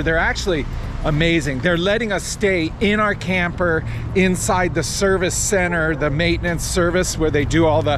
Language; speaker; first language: English; native; English